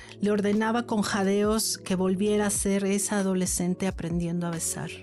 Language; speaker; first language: Spanish; native; Spanish